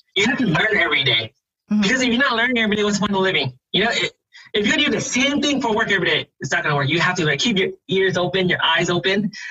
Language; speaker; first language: English; native; English